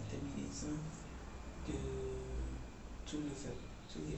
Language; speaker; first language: French; non-native, learner; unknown